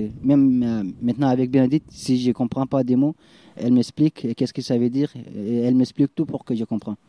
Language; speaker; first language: French; non-native, fluent; Arabic